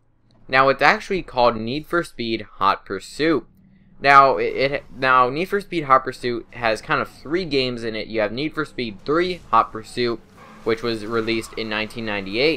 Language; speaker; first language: English; native; English